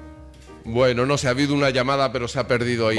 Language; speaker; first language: Spanish; native; Spanish